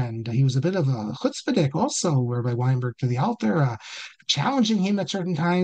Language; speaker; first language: English; native; English